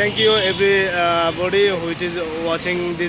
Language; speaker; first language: English; non-native, learner; Bangla